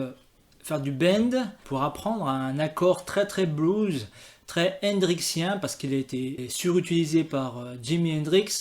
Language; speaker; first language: French; native; French